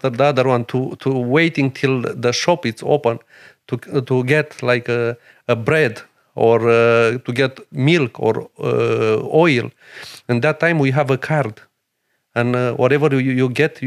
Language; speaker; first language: English; non-native, learner; Romanian